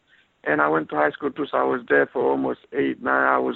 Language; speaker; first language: English; non-native, fluent; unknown